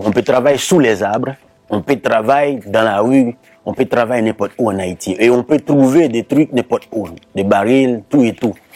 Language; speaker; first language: French; non-native, local second language; Haitian Creole